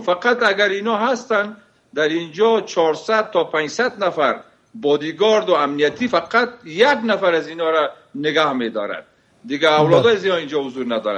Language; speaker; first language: Persian; native; Persian